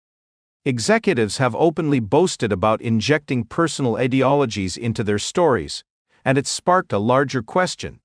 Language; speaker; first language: English; native; English